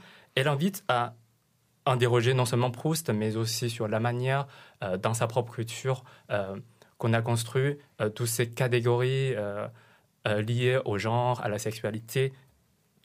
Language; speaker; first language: French; non-native, fluent; Chinese